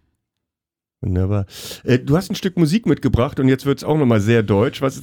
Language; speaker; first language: German; native; German